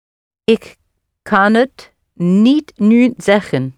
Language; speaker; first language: Dutch; non-native, learner; English